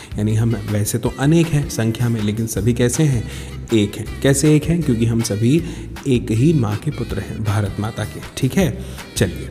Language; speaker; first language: Hindi; native; Hindi